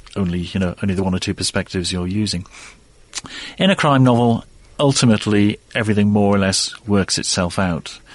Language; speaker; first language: English; native; English